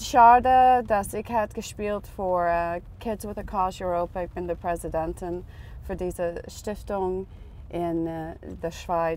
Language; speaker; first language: German; non-native, learner; English